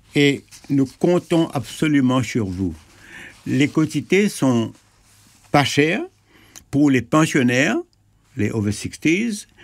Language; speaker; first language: French; non-native, local second language; Morisyen